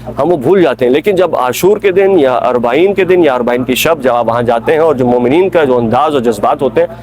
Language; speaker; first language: Urdu; native; Urdu